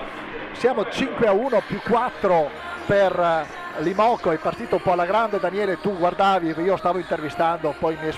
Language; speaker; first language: Italian; native; Italian